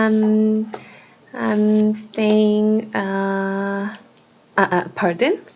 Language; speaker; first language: English; non-native, learner; Korean